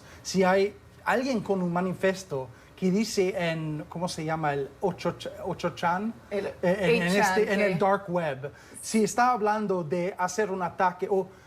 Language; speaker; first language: Spanish; non-native, fluent; English